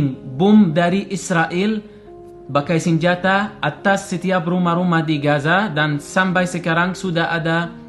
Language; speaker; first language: Indonesian; non-native, learner; Arabic